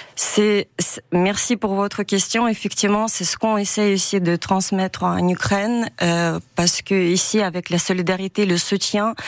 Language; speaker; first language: French; non-native, fluent; Ukrainian